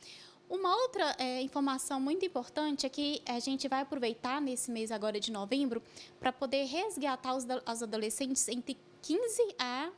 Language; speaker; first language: Portuguese; native; Portuguese